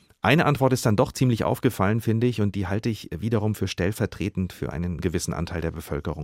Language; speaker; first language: German; native; German